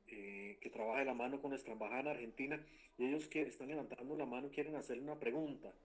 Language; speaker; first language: Spanish; native; Spanish